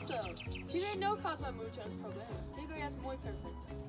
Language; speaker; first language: Spanish; non-native, learner; English